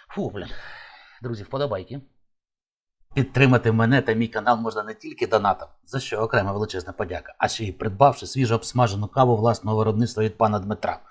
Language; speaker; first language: Ukrainian; native; Ukrainian